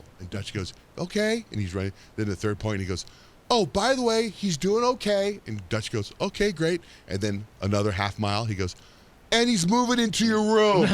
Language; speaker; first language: English; native; English